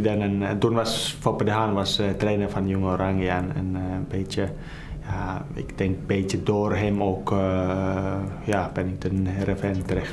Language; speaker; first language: Dutch; non-native, fluent; Finnish